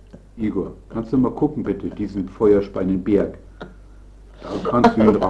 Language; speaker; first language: German; native; German